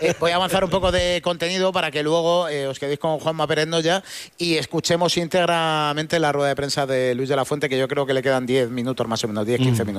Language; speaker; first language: Spanish; native; Spanish